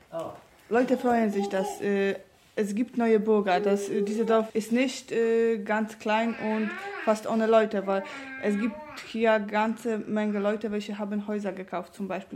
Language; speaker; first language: German; non-native, learner; Polish